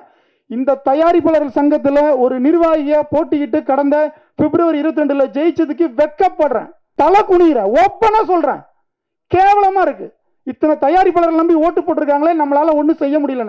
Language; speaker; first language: Tamil; native; Tamil